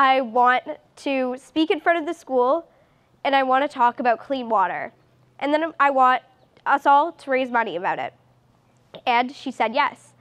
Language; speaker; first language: English; native; English